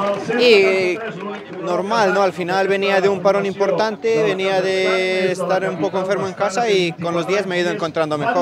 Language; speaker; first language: Spanish; native; Spanish